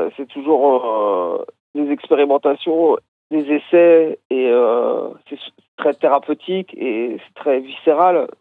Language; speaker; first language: French; native; French